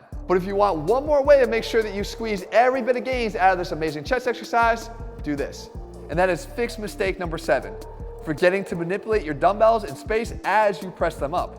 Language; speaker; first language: English; native; English